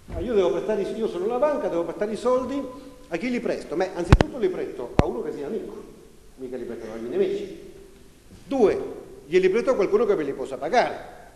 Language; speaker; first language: Italian; non-native, fluent; Spanish